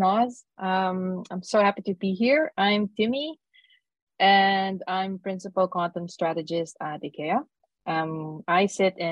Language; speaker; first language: English; non-native, local second language; Filipino